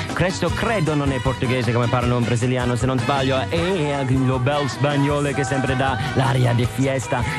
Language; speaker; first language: Italian; non-native, fluent; English